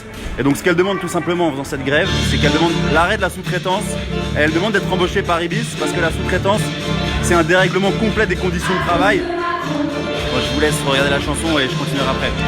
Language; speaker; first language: French; native; French